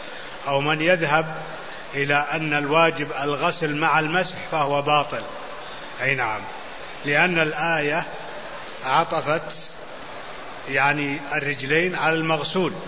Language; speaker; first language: Arabic; native; Arabic